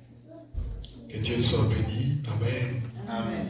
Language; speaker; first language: French; non-native, local second language; Lingala